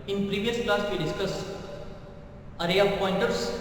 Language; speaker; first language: English; non-native, local second language; Kannada